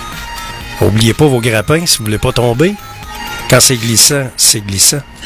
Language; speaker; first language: French; native; French